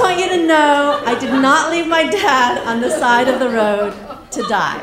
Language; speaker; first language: English; native; English